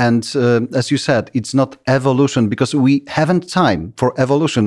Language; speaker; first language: English; non-native, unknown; Polish